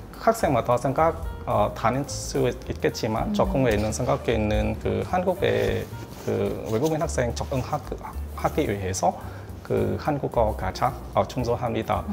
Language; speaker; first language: Korean; non-native, learner; Vietnamese